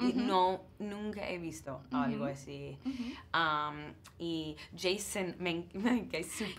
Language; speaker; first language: Spanish; non-native, learner; English